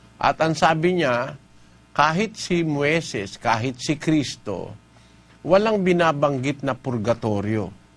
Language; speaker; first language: Filipino; native; Filipino